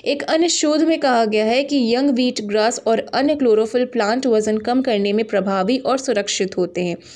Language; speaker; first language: Hindi; native; Hindi